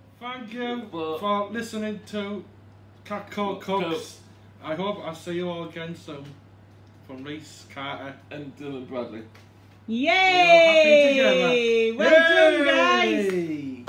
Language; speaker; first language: English; native; English